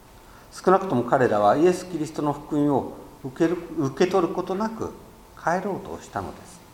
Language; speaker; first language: Japanese; native; Japanese